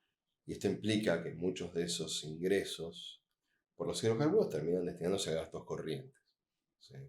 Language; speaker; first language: Spanish; native; Spanish